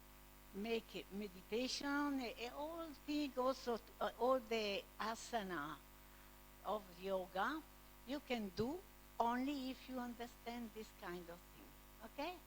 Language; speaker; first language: English; non-native, learner; Italian